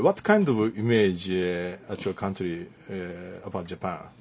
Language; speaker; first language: English; non-native, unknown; Japanese